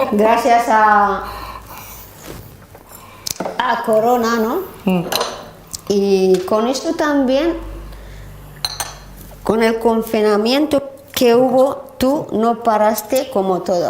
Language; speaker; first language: Spanish; non-native, learner; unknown